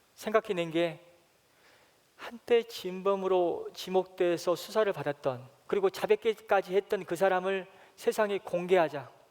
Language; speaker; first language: Korean; native; Korean